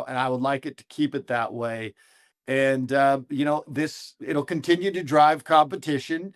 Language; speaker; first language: English; native; English